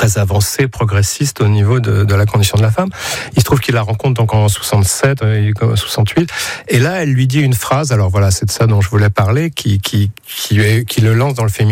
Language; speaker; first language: French; native; French